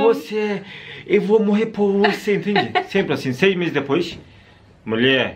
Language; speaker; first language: Portuguese; non-native, learner; Turkish